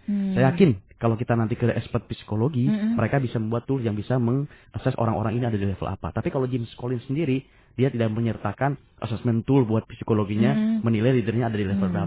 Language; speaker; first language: Indonesian; native; Indonesian